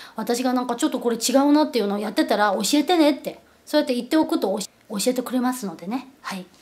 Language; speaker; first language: Japanese; non-native, fluent; Korean